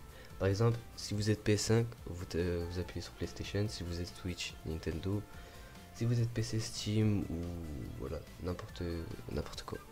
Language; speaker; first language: French; native; French